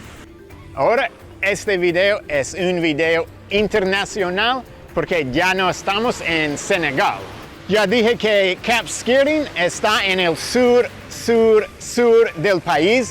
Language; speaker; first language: Spanish; non-native, fluent; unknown